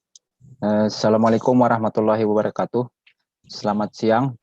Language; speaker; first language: Indonesian; native; Indonesian